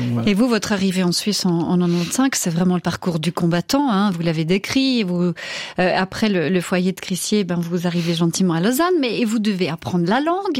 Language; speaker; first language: French; native; French